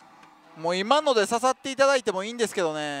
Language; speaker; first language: Japanese; native; Japanese